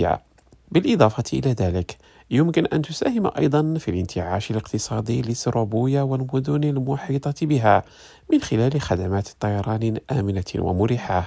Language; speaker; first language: Arabic; non-native, fluent; Indonesian